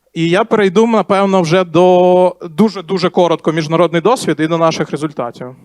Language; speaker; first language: Ukrainian; non-native, local second language; Russian